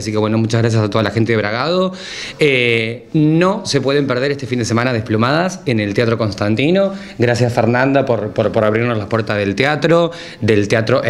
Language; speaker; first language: Spanish; native; Spanish